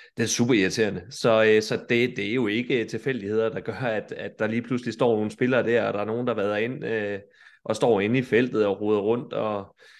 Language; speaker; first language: Danish; native; Danish